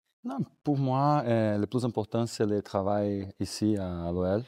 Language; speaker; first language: French; non-native, learner; Portuguese